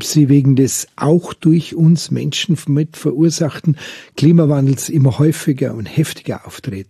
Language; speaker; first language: German; native; German